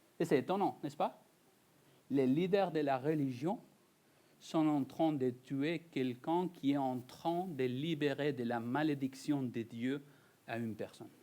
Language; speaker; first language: French; non-native, fluent; Spanish